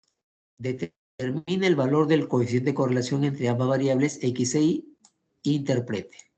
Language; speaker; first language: Spanish; native; Spanish